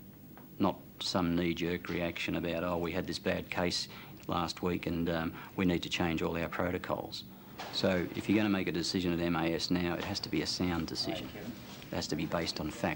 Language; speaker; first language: English; native; English